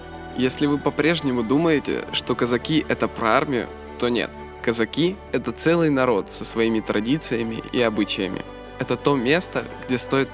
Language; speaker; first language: Russian; native; Russian